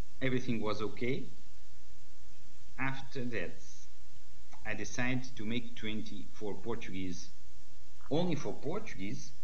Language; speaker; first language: English; non-native, learner; Portuguese